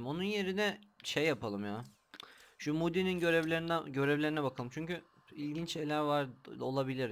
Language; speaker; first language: Turkish; native; Turkish